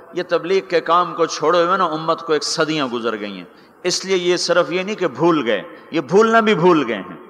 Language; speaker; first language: Urdu; non-native, local second language; Punjabi